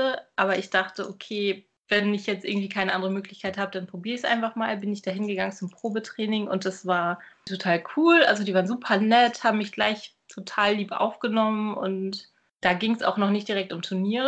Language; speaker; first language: German; native; German